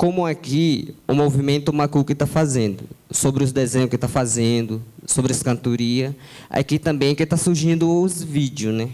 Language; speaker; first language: Portuguese; non-native, local second language; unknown